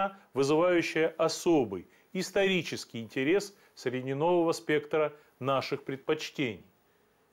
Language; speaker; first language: Russian; native; Russian